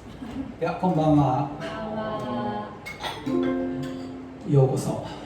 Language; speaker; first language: Japanese; native; Japanese